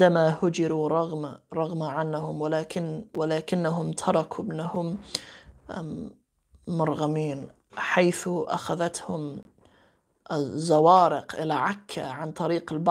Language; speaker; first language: Arabic; non-native, fluent; English